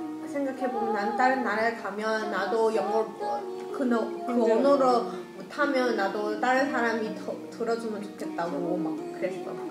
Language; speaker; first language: Korean; non-native, learner; Chinese